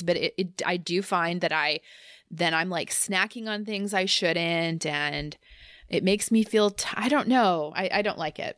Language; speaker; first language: English; native; English